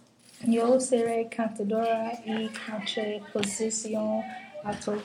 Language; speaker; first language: Spanish; non-native, learner; English